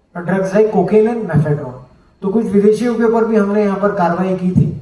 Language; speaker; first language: Hindi; non-native, local second language; Marathi